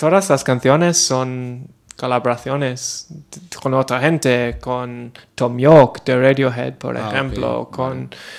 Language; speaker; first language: Spanish; non-native, learner; English